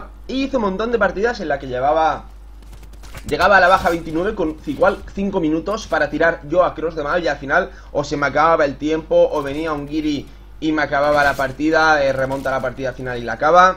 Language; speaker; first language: Spanish; native; Spanish